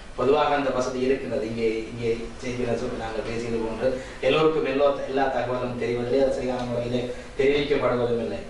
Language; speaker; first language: Tamil; early bilingual, heritage; Tamil